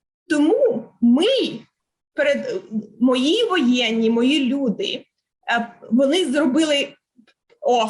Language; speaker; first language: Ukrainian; non-native, learner; English